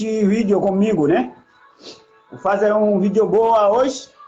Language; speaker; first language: Portuguese; non-native, learner; Haitian Creole